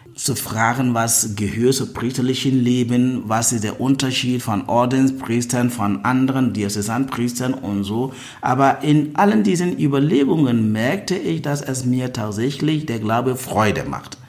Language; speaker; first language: German; non-native, fluent; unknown